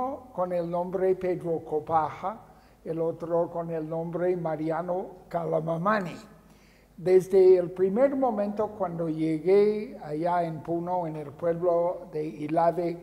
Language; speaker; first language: Spanish; non-native, fluent; English